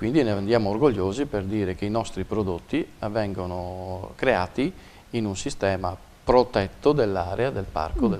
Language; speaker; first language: Italian; native; Italian